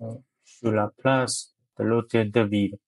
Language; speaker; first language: French; non-native, learner; Chinese